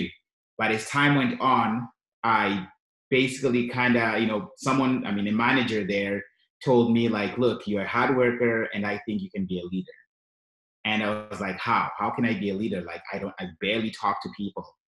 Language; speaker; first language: English; non-native, local second language; Shona